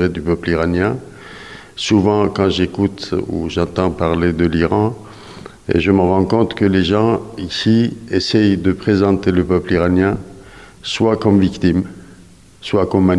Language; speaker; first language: French; non-native, fluent; Persian